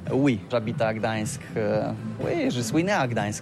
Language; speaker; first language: French; non-native, learner; Polish